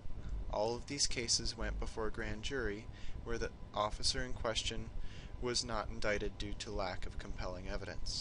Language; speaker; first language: English; native; English